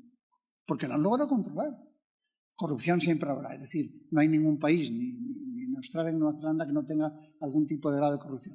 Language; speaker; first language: Spanish; native; Spanish